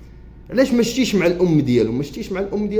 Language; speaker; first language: Arabic; native; Arabic